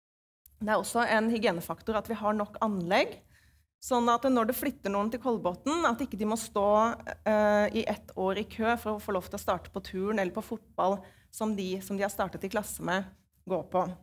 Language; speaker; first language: Norwegian; native; Norwegian